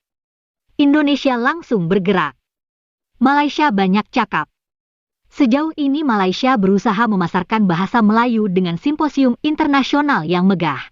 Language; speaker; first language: Indonesian; native; Indonesian